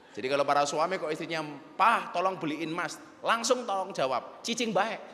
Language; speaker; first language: Indonesian; native; Indonesian